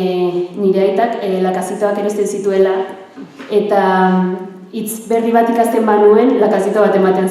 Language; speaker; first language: Basque; early bilingual, other home language; Arabic